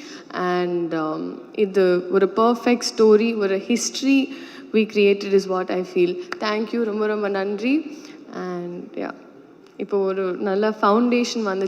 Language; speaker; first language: Tamil; non-native, learner; Telugu